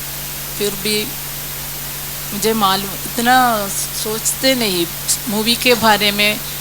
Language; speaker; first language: Hindi; non-native, local second language; Malayalam